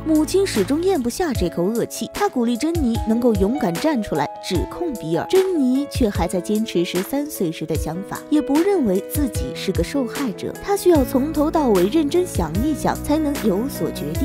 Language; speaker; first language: Chinese; native; Chinese